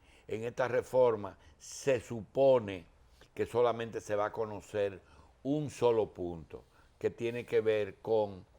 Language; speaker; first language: Spanish; native; Spanish